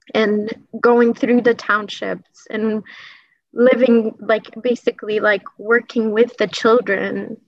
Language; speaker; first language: English; early bilingual, other home language; Persian